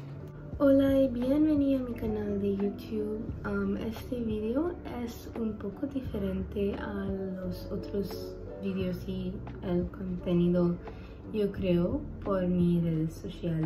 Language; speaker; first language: Spanish; non-native, learner; English